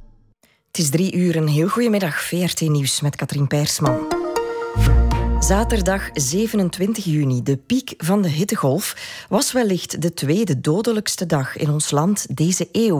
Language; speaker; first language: Dutch; native; Dutch